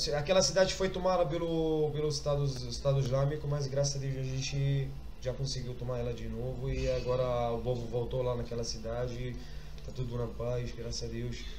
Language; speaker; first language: Portuguese; non-native, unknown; Arabic